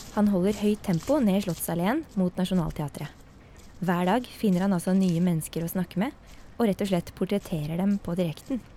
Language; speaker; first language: Norwegian; native; Norwegian